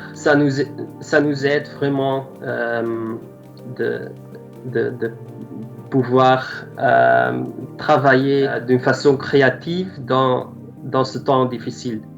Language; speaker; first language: French; non-native, local second language; Dutch